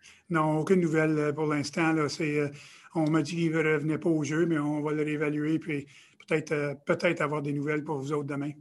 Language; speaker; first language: French; native; French